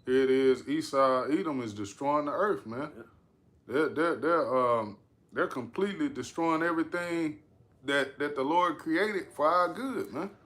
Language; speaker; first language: English; native; English